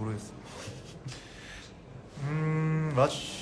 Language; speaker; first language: Korean; native; Korean